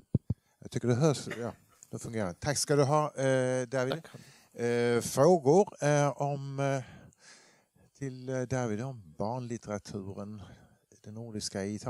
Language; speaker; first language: Swedish; native; Swedish